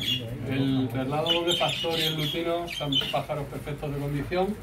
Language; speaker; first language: Spanish; native; Spanish